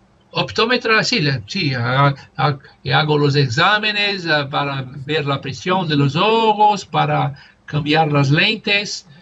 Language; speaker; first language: Spanish; non-native, fluent; Portuguese